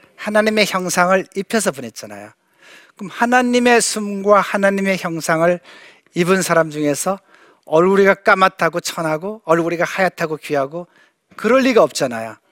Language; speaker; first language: Korean; native; Korean